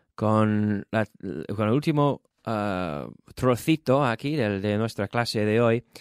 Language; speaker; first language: Spanish; non-native, fluent; English